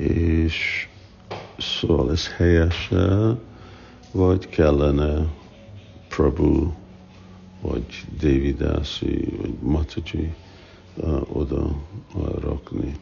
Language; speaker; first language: Hungarian; early bilingual, heritage; Hungarian